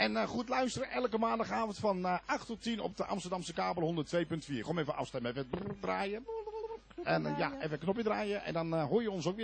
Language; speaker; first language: Dutch; native; Dutch